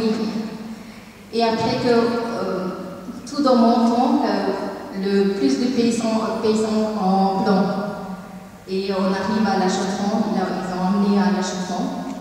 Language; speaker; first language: French; non-native, learner; Tamil